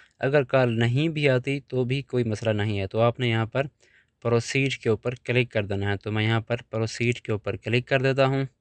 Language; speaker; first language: Urdu; non-native, local second language; Punjabi